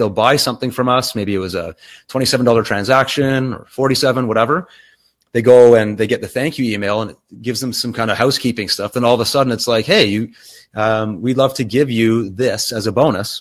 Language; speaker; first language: English; native; English